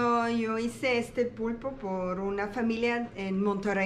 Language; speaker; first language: Spanish; non-native, learner; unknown